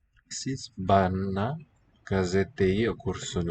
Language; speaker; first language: Turkish; non-native, learner; English